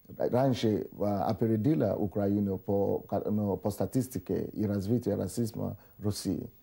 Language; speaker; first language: Russian; non-native, fluent; Yoruba